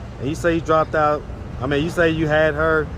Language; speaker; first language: English; native; English